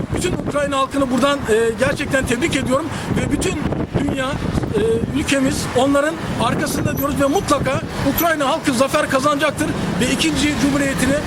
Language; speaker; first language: Turkish; native; Turkish